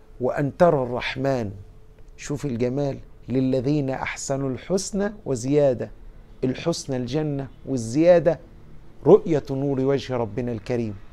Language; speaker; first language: Arabic; native; Arabic